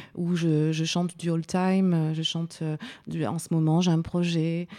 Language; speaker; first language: French; native; French